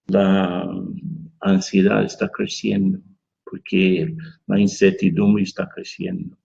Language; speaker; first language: Spanish; non-native, fluent; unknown